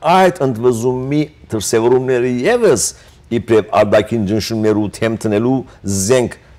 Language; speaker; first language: Armenian; native; Armenian